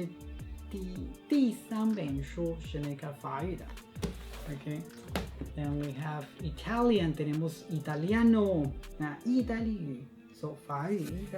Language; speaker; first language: Chinese; non-native, fluent; Spanish